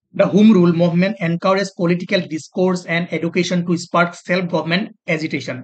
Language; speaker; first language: English; non-native, local second language; Assamese